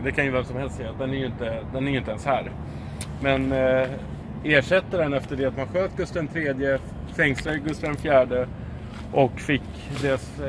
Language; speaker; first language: Swedish; native; Swedish